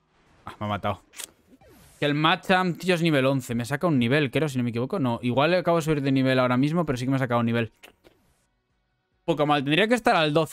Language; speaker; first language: Spanish; native; Spanish